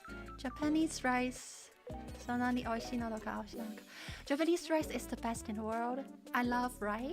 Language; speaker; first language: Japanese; non-native, learner; Chinese